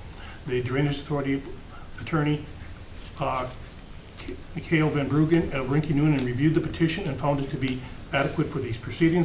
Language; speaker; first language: English; native; English